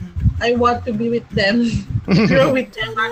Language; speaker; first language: English; non-native, local second language; Filipino